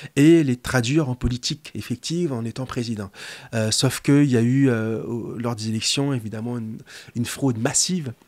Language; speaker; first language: French; non-native, local second language; Lingala